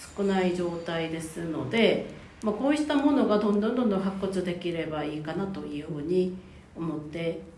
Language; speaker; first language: Japanese; non-native, fluent; Korean